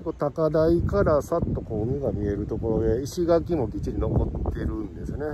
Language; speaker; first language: Japanese; native; Japanese